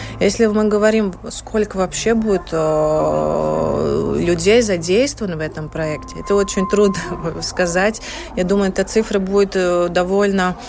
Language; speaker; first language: Russian; non-native, local second language; Latvian